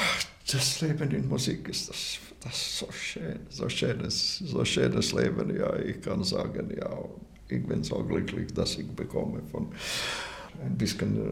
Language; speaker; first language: German; non-native, learner; Latvian